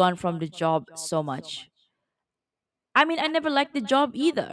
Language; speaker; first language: English; non-native, local second language; Malay